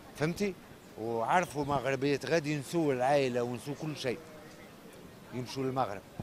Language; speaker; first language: Arabic; native; Arabic